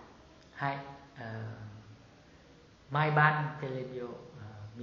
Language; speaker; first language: Japanese; non-native, learner; Vietnamese